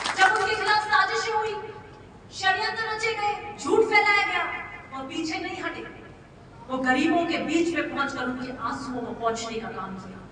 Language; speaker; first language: Hindi; native; Hindi